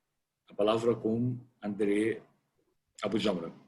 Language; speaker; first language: Portuguese; non-native, fluent; Arabic